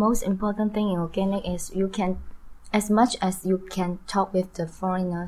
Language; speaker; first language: English; non-native, learner; Chinese